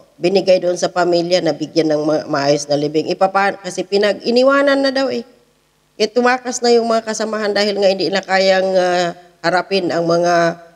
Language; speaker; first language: Filipino; non-native, local second language; Cebuano